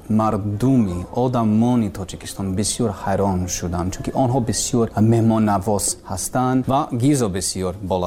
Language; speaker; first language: Persian; non-native, learner; English